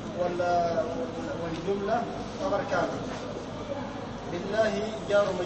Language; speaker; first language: Arabic; non-native, learner; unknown